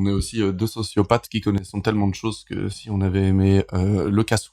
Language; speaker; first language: French; native; French